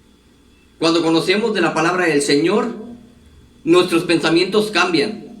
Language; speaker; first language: Spanish; native; Spanish